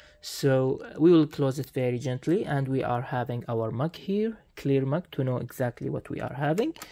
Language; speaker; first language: English; non-native, fluent; Arabic